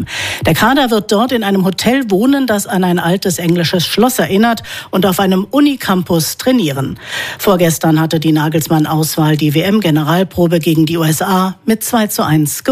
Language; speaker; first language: German; native; German